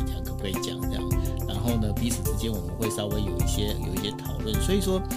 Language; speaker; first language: Chinese; native; Chinese